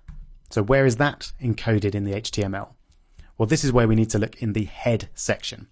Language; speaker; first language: English; native; English